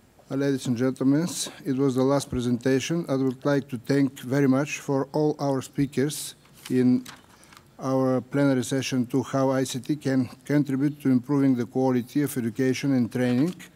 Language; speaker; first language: English; non-native, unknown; Bulgarian